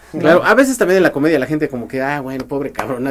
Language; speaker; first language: Spanish; native; Spanish